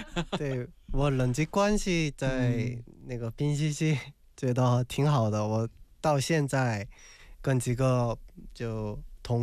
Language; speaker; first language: Chinese; non-native, learner; Korean